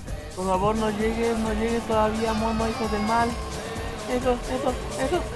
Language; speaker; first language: Spanish; native; Spanish